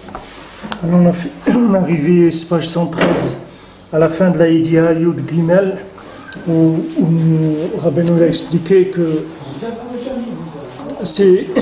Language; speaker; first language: French; native; French